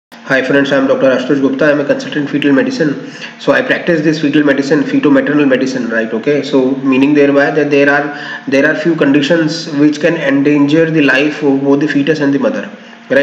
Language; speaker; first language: English; non-native, local second language; Hindi